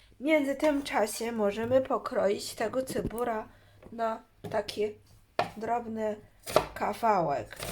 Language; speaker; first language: Polish; non-native, learner; Chinese